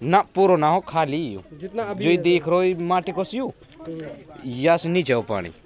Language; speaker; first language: Hindi; native; Hindi